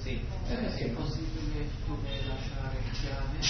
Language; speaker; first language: Italian; non-native, learner; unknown